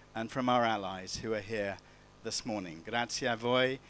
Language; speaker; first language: English; native; English